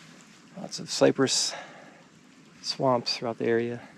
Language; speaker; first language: English; native; English